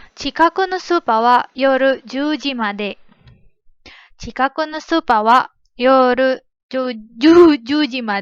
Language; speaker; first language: Japanese; non-native, fluent; Filipino